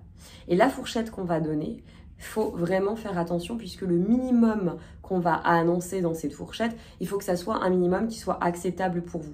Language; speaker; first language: French; native; French